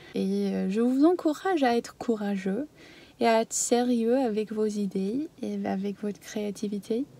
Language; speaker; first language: French; non-native, fluent; English